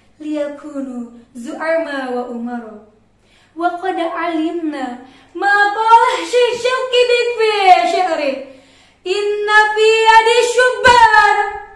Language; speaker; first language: Arabic; non-native, learner; Indonesian